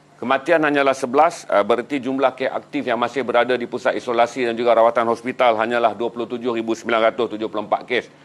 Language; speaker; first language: Malay; native; Malay